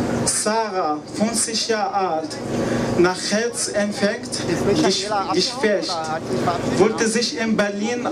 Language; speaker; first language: German; non-native, learner; Arabic